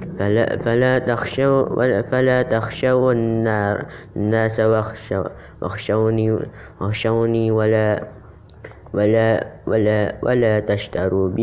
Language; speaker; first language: Arabic; non-native, learner; Indonesian